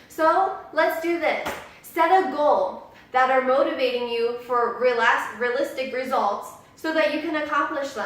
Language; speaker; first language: English; native; English